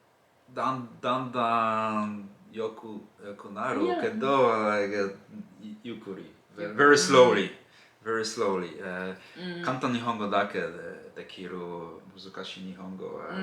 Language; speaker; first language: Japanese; non-native, learner; Polish